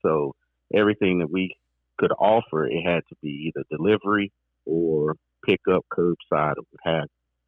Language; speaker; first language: English; native; English